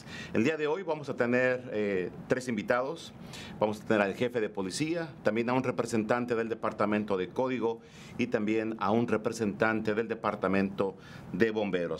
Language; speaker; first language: Spanish; native; Spanish